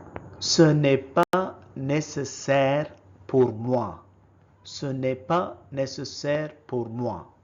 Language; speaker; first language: French; non-native, fluent; Telugu